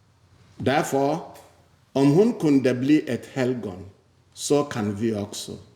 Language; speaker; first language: Swedish; non-native, fluent; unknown